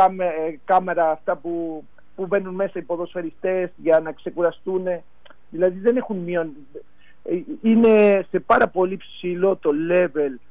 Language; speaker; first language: Greek; non-native, fluent; Spanish